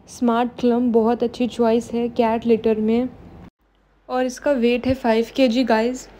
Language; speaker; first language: Hindi; native; Hindi